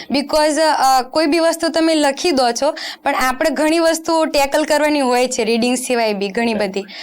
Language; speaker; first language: Gujarati; non-native, local second language; Rajasthani